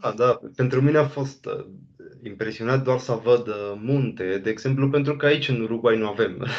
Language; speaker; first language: Romanian; non-native, fluent; Spanish